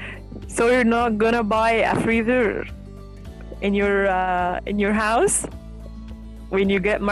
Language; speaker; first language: English; non-native, fluent; Arabic